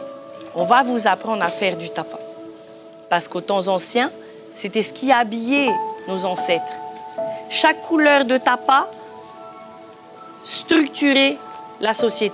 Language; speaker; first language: French; native; French